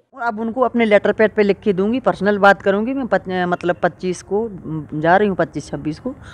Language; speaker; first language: Hindi; native; Hindi